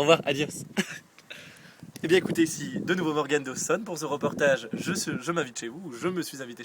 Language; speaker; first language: French; native; French